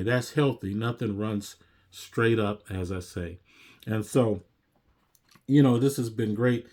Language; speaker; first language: English; native; English